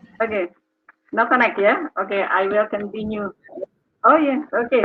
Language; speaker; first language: English; non-native, learner; Indonesian